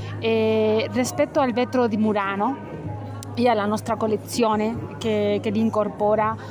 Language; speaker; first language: Italian; non-native, fluent; Spanish